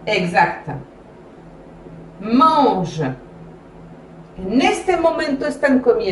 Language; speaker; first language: Spanish; non-native, fluent; French